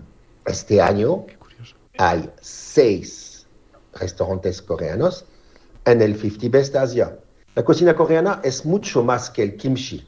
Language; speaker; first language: Spanish; non-native, learner; French